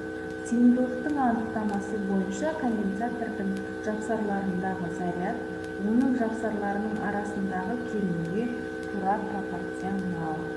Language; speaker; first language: Kazakh; native; Kazakh